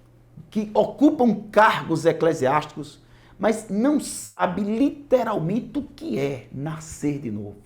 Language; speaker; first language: Portuguese; native; Portuguese